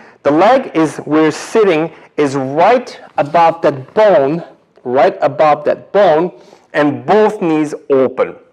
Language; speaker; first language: English; non-native, fluent; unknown